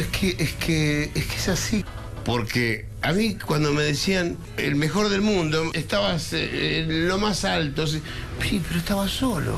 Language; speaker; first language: Spanish; native; Spanish